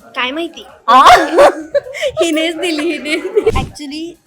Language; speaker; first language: Marathi; native; Marathi